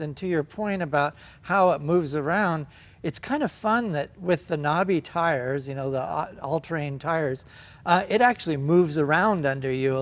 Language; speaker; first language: English; native; English